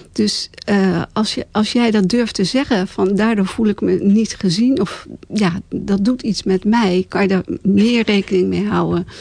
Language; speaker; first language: Dutch; native; Dutch